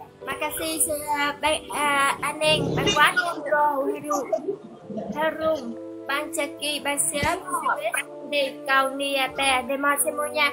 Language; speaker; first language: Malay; non-native, learner; Vietnamese